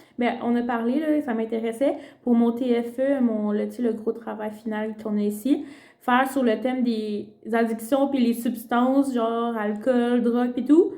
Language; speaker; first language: French; early bilingual, other home language; Spanish